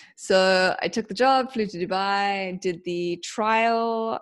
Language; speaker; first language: English; native; English